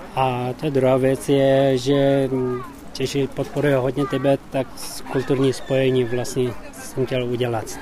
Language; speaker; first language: Czech; non-native, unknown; Tibetan